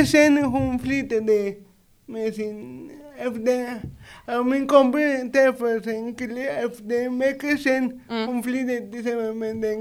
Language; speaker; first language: Swedish; non-native, learner; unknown